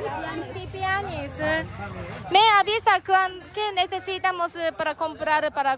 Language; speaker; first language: Spanish; non-native, learner; Japanese